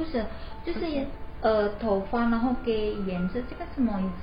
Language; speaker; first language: Chinese; non-native, learner; Indonesian